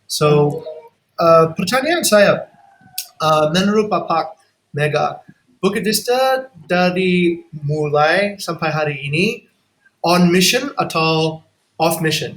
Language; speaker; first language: Indonesian; non-native, fluent; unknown